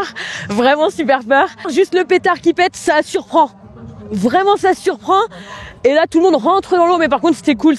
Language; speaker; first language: French; native; French